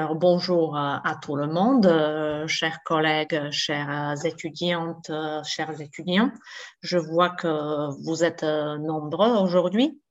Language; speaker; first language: French; non-native, fluent; Slovak